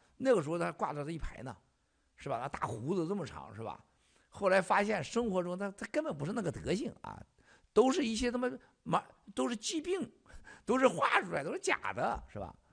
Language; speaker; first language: Chinese; native; Chinese